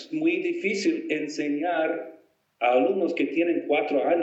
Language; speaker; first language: Spanish; non-native, fluent; English